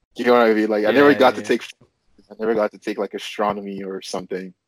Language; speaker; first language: English; non-native, local second language; Yoruba